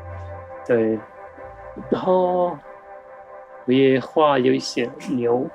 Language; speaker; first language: Chinese; non-native, fluent; German